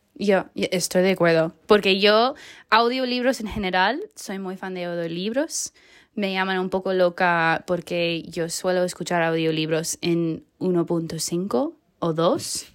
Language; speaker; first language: Spanish; non-native, fluent; English